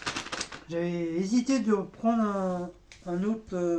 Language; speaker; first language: French; native; French